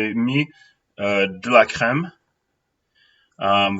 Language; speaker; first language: French; non-native, fluent; English